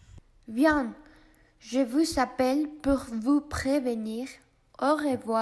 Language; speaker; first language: French; non-native, learner; Spanish